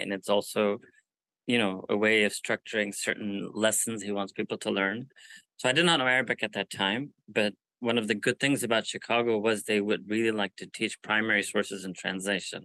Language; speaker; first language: English; native; English